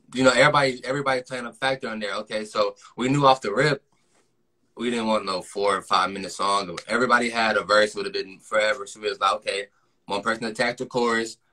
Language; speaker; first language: English; native; English